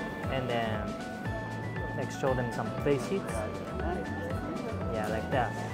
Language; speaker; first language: English; non-native, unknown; Japanese